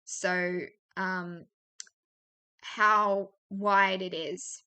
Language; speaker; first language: English; native; English